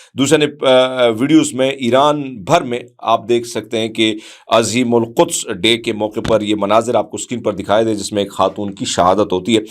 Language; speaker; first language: Urdu; non-native, local second language; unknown